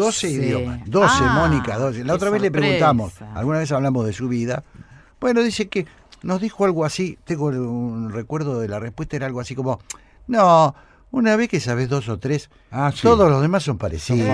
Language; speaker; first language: Spanish; native; Spanish